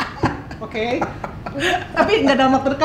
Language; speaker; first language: Indonesian; native; Indonesian